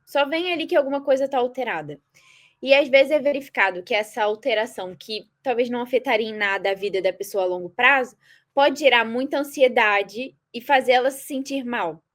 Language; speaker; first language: Portuguese; native; Portuguese